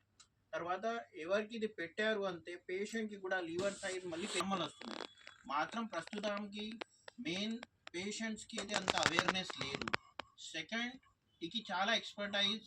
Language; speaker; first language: Telugu; native; Telugu